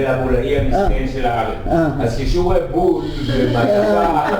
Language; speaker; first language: Hebrew; native; Hebrew